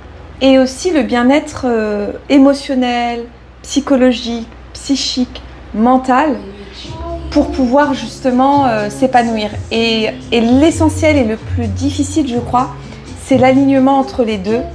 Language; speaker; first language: French; native; French